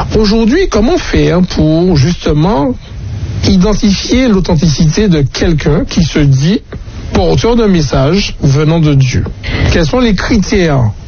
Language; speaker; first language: French; native; French